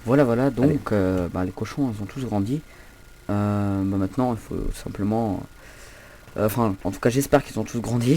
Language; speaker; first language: French; native; French